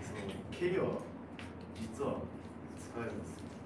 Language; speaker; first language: Japanese; native; Japanese